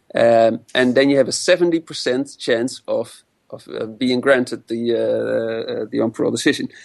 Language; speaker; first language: English; non-native, fluent; Dutch